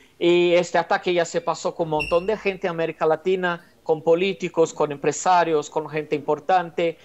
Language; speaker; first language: Spanish; non-native, fluent; Portuguese